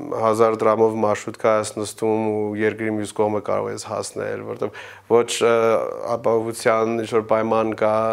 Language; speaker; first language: Armenian; early bilingual, heritage; Armenian